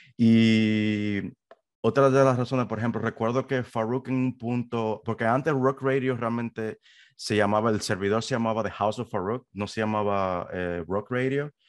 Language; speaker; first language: Spanish; native; Spanish